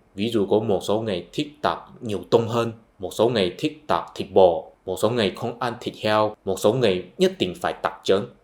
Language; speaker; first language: Vietnamese; non-native, fluent; Chinese